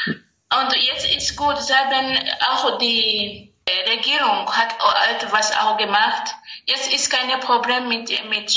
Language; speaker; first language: German; non-native, learner; Rundi